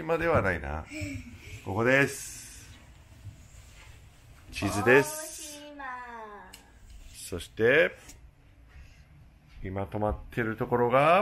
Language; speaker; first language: Japanese; native; Japanese